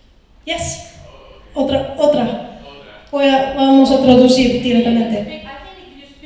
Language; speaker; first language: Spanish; non-native, fluent; Icelandic